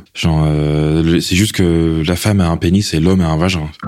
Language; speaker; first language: French; non-native, fluent; English